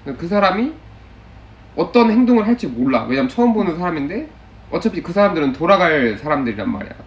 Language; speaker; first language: Korean; native; Korean